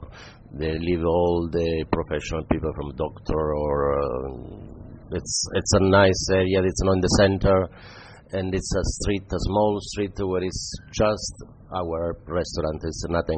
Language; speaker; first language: English; non-native, fluent; Italian